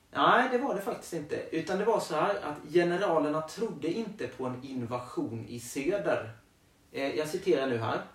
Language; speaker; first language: Swedish; native; Swedish